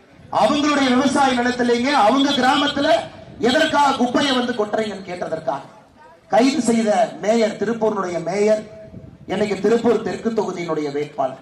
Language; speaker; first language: Tamil; native; Tamil